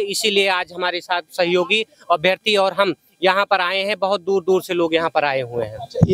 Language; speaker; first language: Hindi; native; Hindi